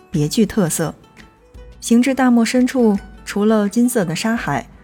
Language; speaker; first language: Chinese; native; Chinese